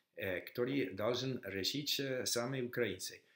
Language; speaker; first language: Russian; non-native, learner; English